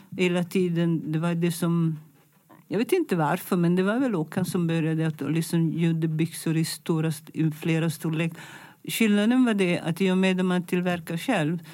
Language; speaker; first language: Swedish; non-native, fluent; Italian